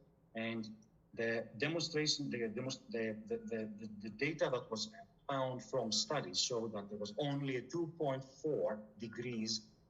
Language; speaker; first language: English; non-native, fluent; Greek